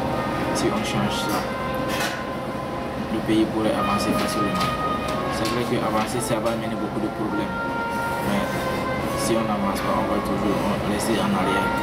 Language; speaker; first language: French; non-native, learner; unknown